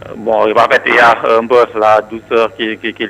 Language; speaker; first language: French; non-native, local second language; Wolof